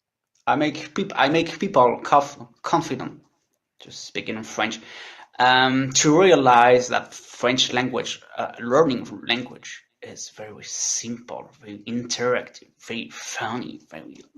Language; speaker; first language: English; non-native, learner; French